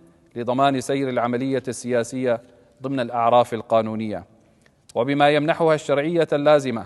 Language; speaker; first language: Arabic; native; Arabic